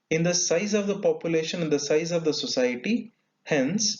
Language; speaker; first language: English; non-native, local second language; Kannada